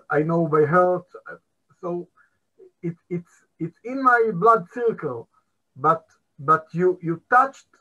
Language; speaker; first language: English; non-native, fluent; Hebrew